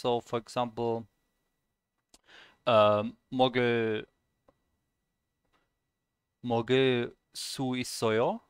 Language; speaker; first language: Korean; non-native, learner; German